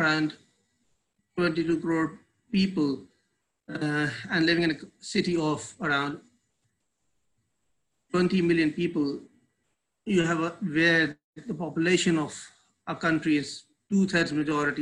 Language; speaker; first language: English; non-native, local second language; Urdu